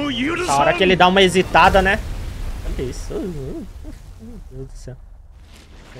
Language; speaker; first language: Portuguese; native; Portuguese